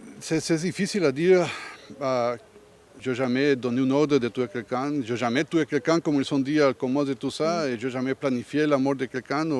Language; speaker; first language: French; non-native, learner; Spanish